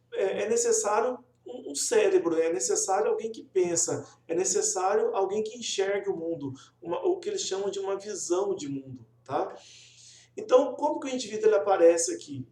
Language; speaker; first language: Portuguese; native; Portuguese